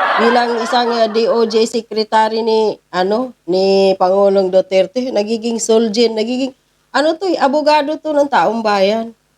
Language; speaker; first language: Filipino; non-native, local second language; Cebuano